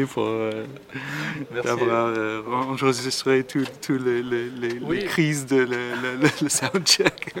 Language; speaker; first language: French; non-native, learner; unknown